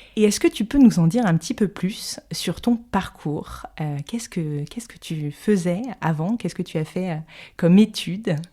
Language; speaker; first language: French; native; French